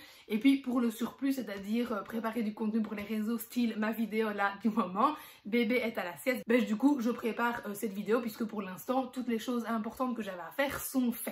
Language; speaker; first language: French; native; French